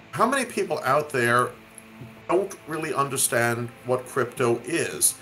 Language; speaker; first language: English; native; English